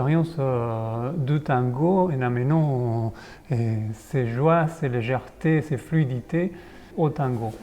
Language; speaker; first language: French; non-native, fluent; Spanish